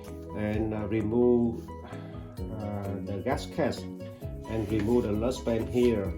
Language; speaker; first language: English; non-native, learner; Vietnamese